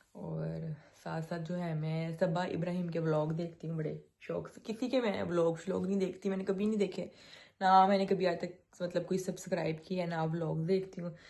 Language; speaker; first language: Urdu; native; Urdu